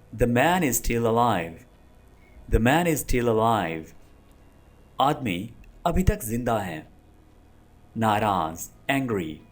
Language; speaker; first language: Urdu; non-native, local second language; Punjabi